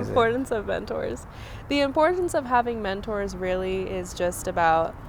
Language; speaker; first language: English; native; English